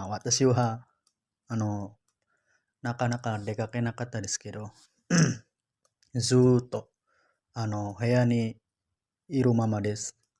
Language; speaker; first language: Japanese; non-native, learner; Indonesian